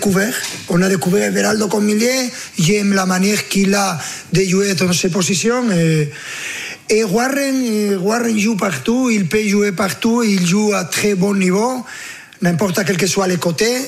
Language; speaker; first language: French; non-native, learner; Spanish